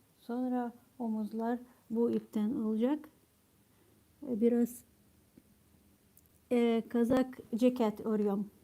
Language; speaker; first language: Turkish; non-native, fluent; Ukrainian